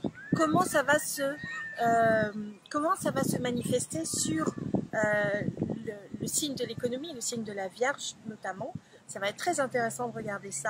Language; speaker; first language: French; native; French